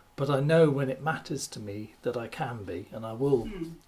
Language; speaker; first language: English; native; English